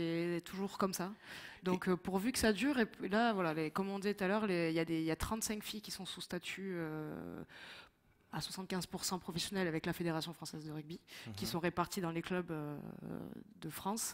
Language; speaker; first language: French; native; French